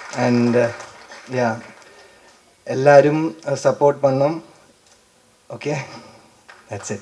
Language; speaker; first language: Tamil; non-native, learner; Malayalam